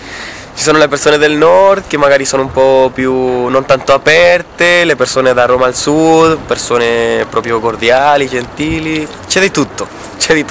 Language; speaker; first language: Italian; non-native, fluent; Spanish